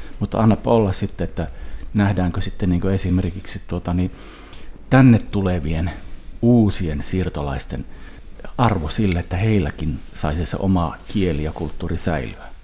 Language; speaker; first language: Finnish; early bilingual, heritage; Finnish